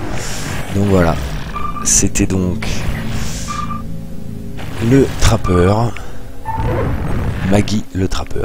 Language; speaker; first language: French; native; French